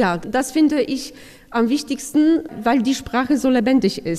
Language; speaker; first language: German; non-native, fluent; Polish